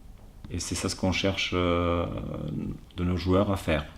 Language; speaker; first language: French; non-native, fluent; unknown